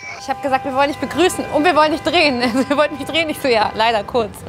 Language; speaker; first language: German; native; German